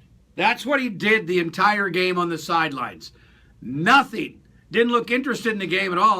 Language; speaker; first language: English; native; English